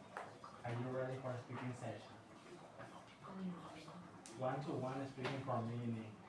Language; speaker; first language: English; non-native, learner; Spanish